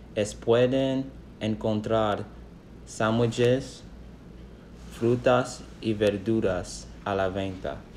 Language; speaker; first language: Spanish; non-native, learner; English